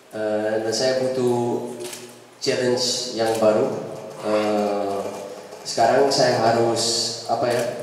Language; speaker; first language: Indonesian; non-native, fluent; Dutch